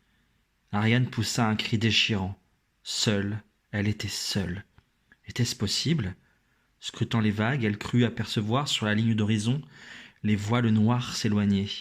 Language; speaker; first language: French; native; French